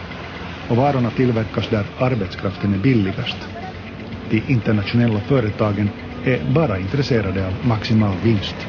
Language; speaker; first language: Swedish; native; Swedish